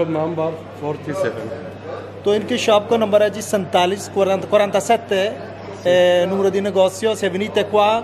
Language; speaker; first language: Urdu; non-native, local second language; Punjabi